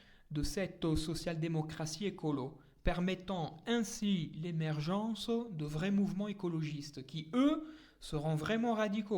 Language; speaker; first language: French; native; French